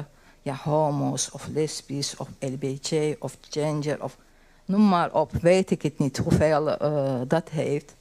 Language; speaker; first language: Dutch; non-native, learner; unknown